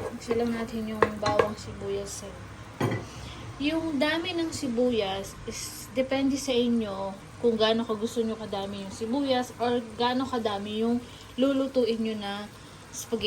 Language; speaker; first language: Filipino; native; Filipino